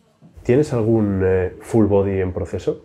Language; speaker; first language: Spanish; native; Spanish